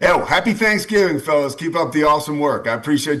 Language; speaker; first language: English; native; English